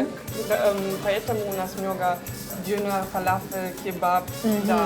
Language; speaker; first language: Russian; non-native, learner; German